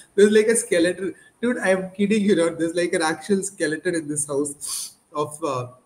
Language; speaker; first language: English; non-native, local second language; Malayalam